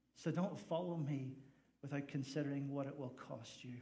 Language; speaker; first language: English; native; English